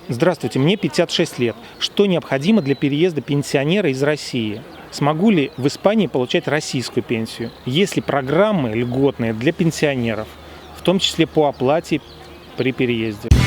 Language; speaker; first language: Russian; native; Russian